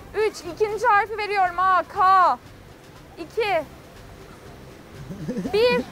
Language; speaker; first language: Turkish; native; Turkish